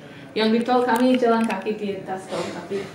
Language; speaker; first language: Indonesian; non-native, fluent; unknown